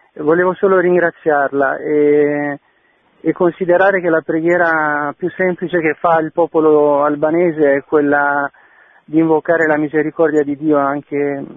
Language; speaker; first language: Italian; non-native, fluent; Albanian